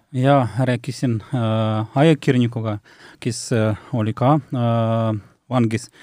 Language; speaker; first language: Estonian; non-native, local second language; Russian